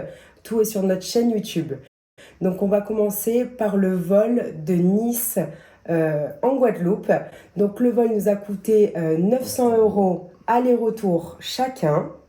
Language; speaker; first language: French; native; French